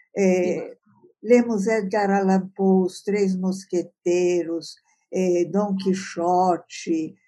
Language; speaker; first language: Portuguese; early bilingual, other home language; Italian